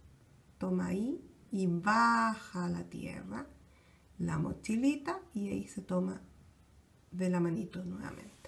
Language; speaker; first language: Spanish; native; Spanish